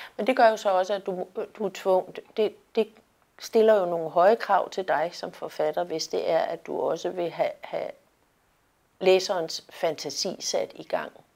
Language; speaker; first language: Danish; native; Danish